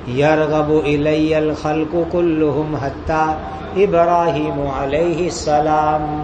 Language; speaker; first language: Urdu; non-native, local second language; Gujarati